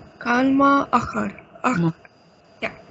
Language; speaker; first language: Arabic; non-native, learner; English